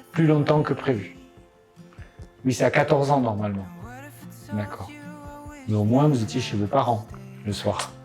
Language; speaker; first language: French; native; French